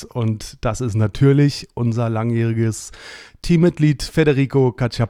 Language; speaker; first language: German; native; German